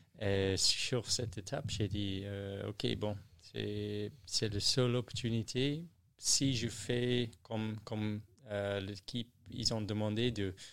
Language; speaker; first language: French; non-native, learner; English